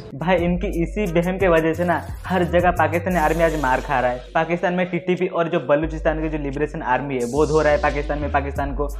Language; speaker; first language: Hindi; native; Hindi